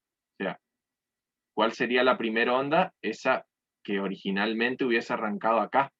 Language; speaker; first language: Spanish; native; Spanish